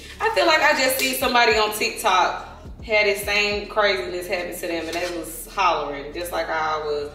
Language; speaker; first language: English; native; English